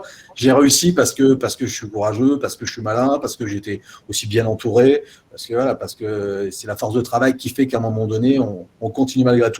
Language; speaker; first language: French; native; French